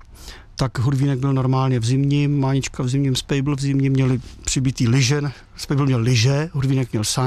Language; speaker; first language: Czech; native; Czech